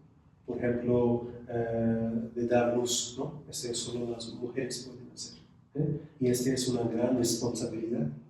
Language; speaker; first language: Spanish; non-native, fluent; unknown